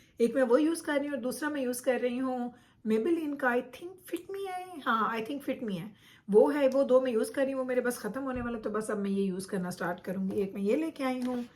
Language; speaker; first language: Urdu; native; Urdu